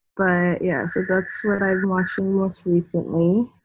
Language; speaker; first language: English; native; English